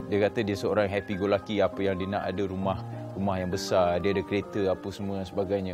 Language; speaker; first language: Malay; native; Malay